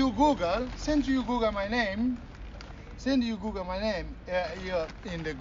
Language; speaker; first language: English; non-native, learner; Kabuverdianu